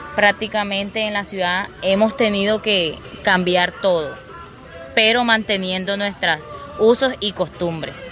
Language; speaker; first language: Spanish; non-native, local second language; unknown